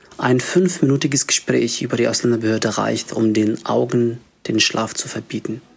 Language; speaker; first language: German; non-native, fluent; Arabic